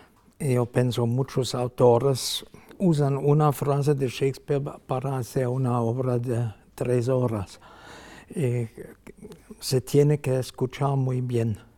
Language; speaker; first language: Spanish; non-native, fluent; German